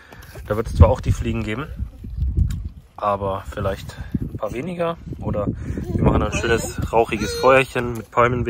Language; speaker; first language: German; native; German